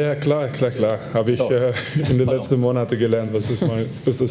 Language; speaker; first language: German; non-native, fluent; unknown